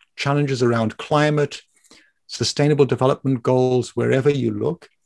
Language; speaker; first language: English; native; English